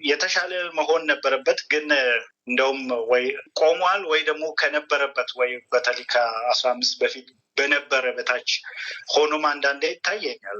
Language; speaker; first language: Amharic; non-native, local second language; Oromo